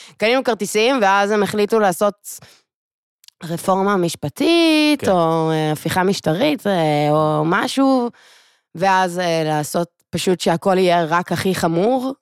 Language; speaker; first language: Hebrew; native; Hebrew